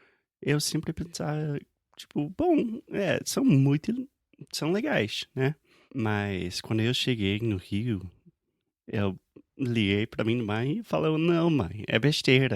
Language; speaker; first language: Portuguese; non-native, fluent; English